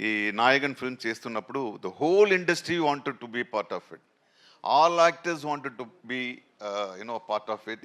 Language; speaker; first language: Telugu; non-native, local second language; Tamil